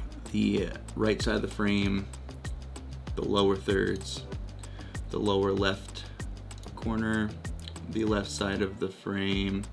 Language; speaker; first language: English; native; English